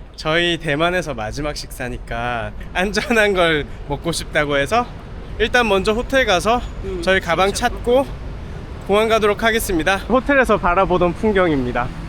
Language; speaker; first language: Korean; native; Korean